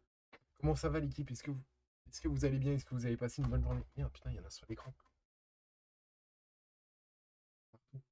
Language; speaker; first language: French; native; French